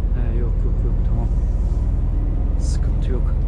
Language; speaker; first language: Turkish; native; Turkish